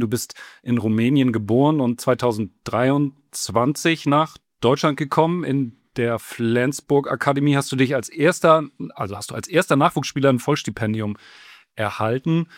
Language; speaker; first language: German; native; German